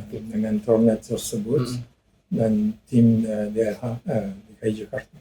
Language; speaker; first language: Indonesian; non-native, learner; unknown